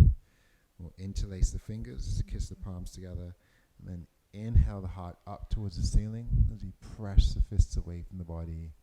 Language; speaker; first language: English; native; English